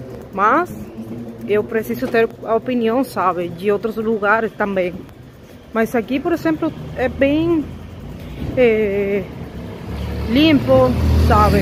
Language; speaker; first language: Portuguese; non-native, fluent; Spanish